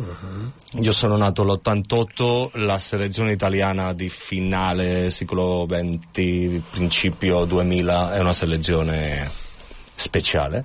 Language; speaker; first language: Italian; non-native, fluent; Catalan